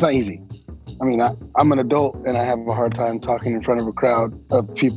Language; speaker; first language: English; native; English